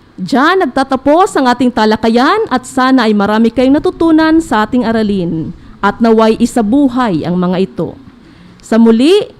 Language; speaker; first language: Filipino; non-native, local second language; Bikol